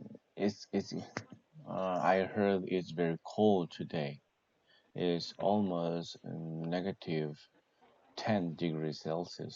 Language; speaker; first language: English; non-native, learner; Korean